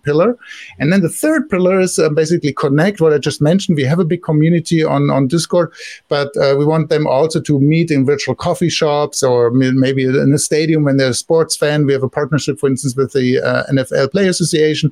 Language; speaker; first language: English; non-native, fluent; German